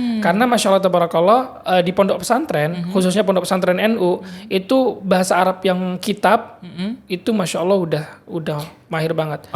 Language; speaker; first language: Indonesian; early bilingual, heritage; Madurese